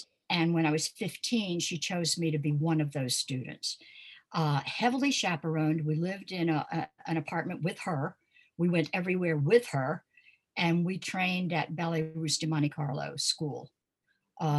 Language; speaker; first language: English; native; English